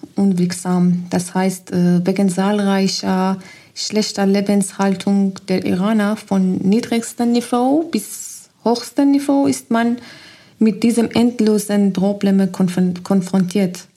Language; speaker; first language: German; non-native, fluent; Persian